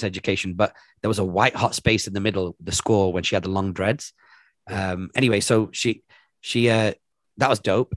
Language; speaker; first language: English; native; English